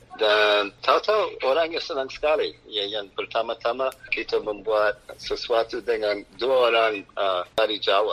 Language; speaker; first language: Indonesian; non-native, fluent; English